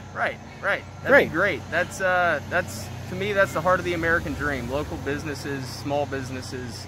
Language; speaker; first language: English; native; English